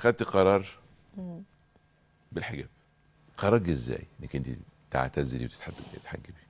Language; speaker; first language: Arabic; native; Arabic